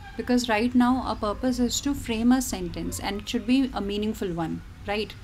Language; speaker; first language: English; non-native, local second language; Hindi